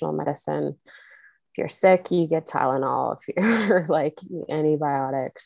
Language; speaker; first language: English; native; English